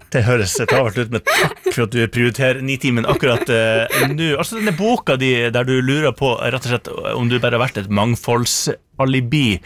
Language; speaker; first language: Norwegian; native; Norwegian